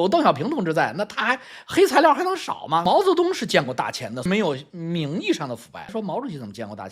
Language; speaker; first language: Chinese; native; Chinese